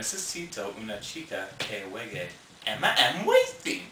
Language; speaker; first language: Spanish; non-native, learner; English